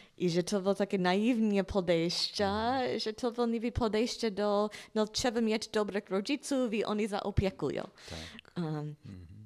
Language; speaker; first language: Polish; non-native, fluent; English